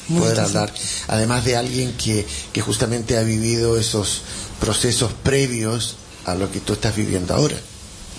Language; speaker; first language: Spanish; native; Spanish